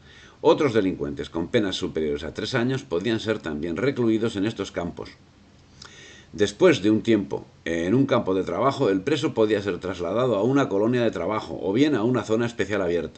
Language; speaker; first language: Spanish; native; Spanish